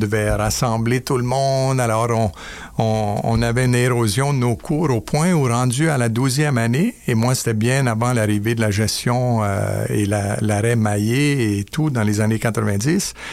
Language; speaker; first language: French; native; French